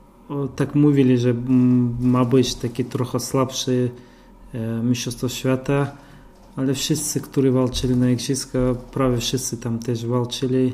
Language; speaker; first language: Polish; non-native, fluent; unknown